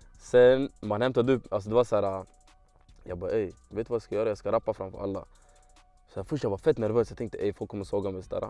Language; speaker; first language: Swedish; early bilingual, heritage; Swedish